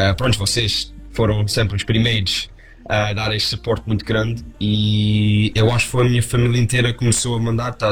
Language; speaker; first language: Portuguese; early bilingual, heritage; Portuguese